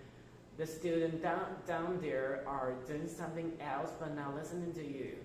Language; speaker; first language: English; non-native, fluent; Chinese